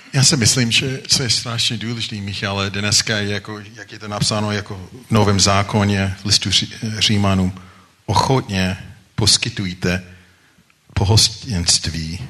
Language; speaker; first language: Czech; non-native, fluent; English